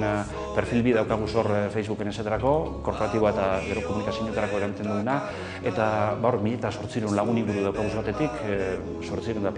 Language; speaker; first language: Basque; native; Basque